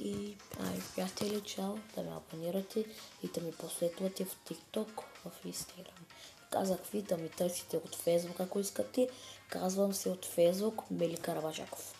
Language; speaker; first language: Bulgarian; non-native, local second language; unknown